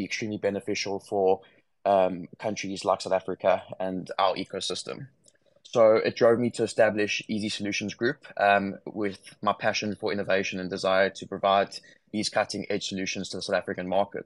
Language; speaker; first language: English; native; English